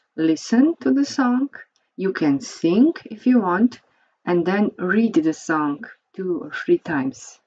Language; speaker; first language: English; non-native, fluent; Slovenian